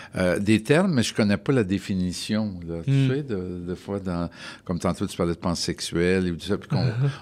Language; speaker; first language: French; native; French